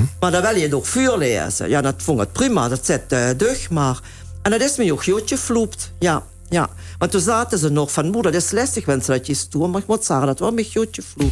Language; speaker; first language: Dutch; native; Dutch